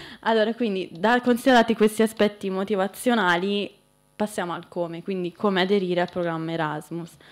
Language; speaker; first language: Italian; native; Italian